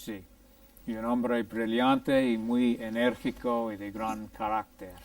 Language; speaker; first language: Spanish; non-native, fluent; English